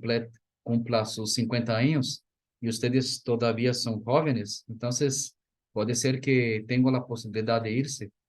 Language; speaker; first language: Spanish; non-native, fluent; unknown